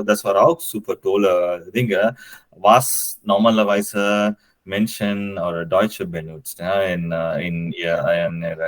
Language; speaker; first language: German; non-native, learner; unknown